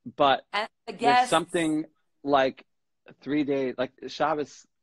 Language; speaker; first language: English; native; English